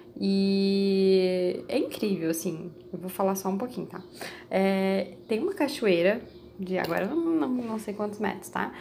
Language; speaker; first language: Portuguese; native; Portuguese